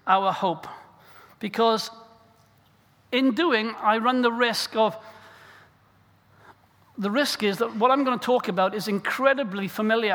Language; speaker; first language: English; native; English